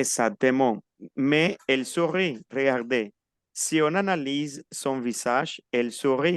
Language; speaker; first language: French; non-native, fluent; Spanish